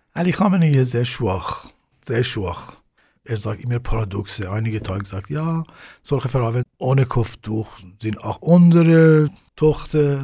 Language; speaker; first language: German; non-native, learner; Persian